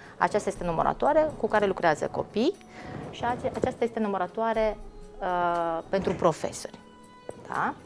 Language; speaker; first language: Romanian; non-native, fluent; Mongolian